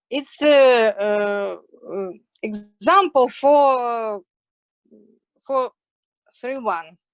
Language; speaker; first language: English; non-native, learner; Russian